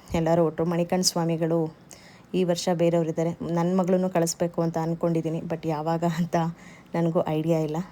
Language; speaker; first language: Kannada; native; Kannada